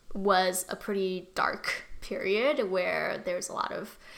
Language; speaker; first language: English; early bilingual, other home language; Burmese